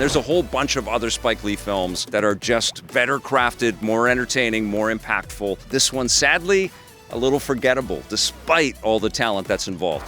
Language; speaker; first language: English; native; English